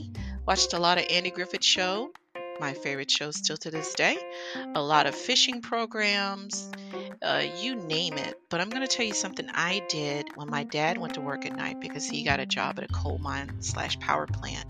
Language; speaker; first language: English; native; English